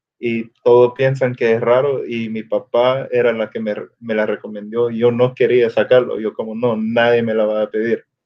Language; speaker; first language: Spanish; early bilingual, other home language; English